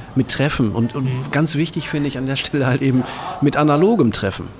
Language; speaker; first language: German; native; German